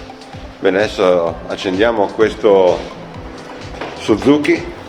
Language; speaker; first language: Italian; native; Italian